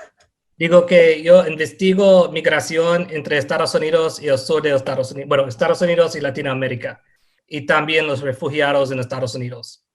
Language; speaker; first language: Spanish; non-native, fluent; English